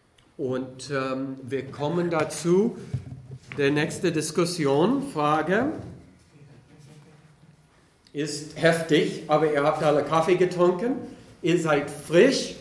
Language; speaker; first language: German; non-native, fluent; English